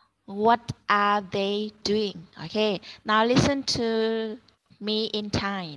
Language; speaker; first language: English; non-native, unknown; Thai